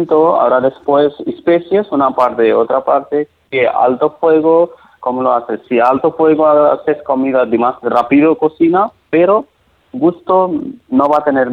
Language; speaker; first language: Spanish; non-native, learner; Nepali